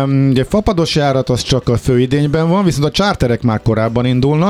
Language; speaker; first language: Hungarian; native; Hungarian